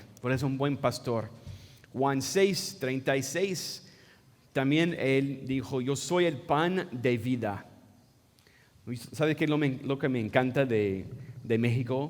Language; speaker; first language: Spanish; non-native, fluent; English